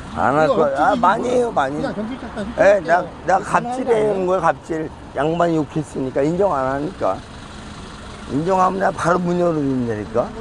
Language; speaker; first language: Korean; native; Korean